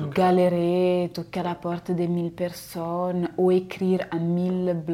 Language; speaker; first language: French; non-native, fluent; Italian